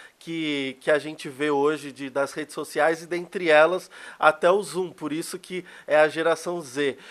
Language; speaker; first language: Portuguese; native; Portuguese